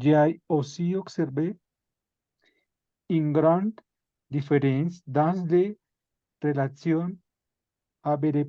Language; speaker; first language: French; non-native, learner; Spanish